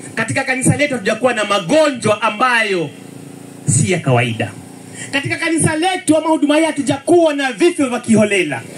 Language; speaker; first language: Swahili; non-native, local second language; Giryama